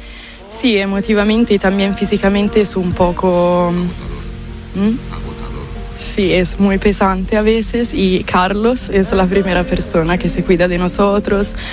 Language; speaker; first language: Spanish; non-native, fluent; Italian